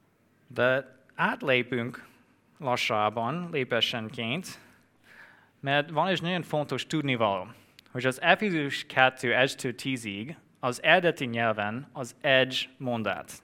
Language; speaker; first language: Hungarian; non-native, fluent; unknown